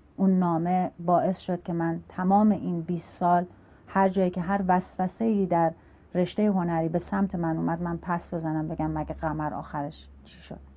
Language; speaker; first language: Persian; native; Persian